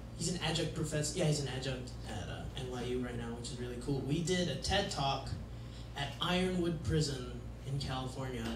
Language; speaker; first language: English; native; English